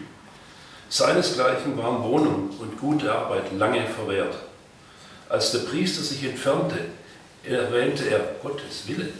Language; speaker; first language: German; native; German